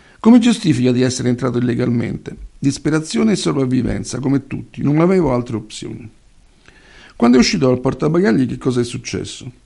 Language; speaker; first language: Italian; native; Italian